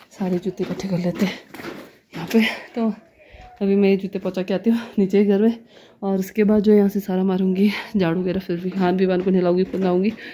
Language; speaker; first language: Hindi; non-native, local second language; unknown